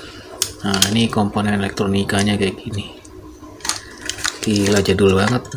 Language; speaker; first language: Indonesian; native; Indonesian